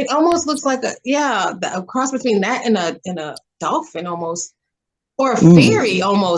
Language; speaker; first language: English; native; English